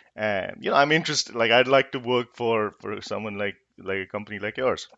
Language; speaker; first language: English; non-native, local second language; Hindi